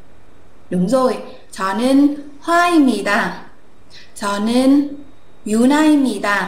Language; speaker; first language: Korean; non-native, fluent; Vietnamese